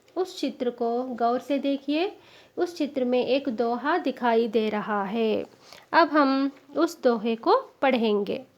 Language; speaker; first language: Hindi; non-native, local second language; Telugu